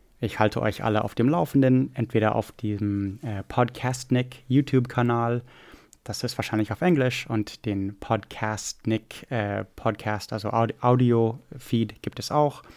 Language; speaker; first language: German; non-native, fluent; English